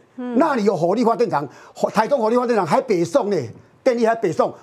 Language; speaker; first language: Chinese; native; Chinese